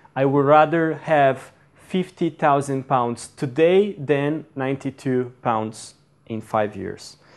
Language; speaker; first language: English; non-native, fluent; Portuguese